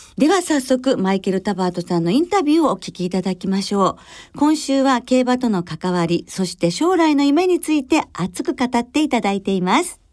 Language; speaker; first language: Japanese; native; Japanese